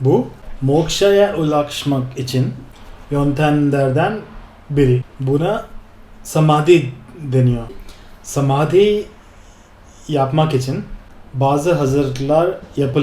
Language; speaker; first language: Turkish; non-native, fluent; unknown